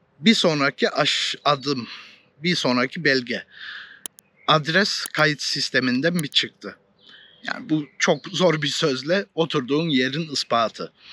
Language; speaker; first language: Turkish; native; Turkish